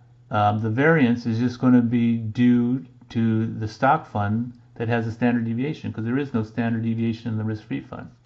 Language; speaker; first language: English; native; English